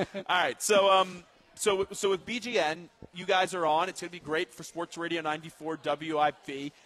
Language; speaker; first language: English; native; English